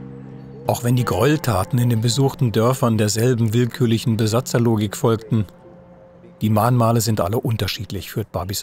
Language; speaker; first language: German; native; German